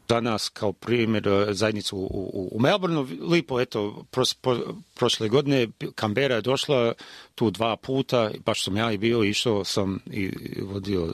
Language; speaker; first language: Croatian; early bilingual, heritage; Croatian